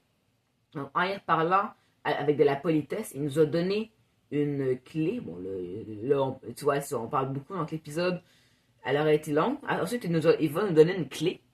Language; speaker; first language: French; native; French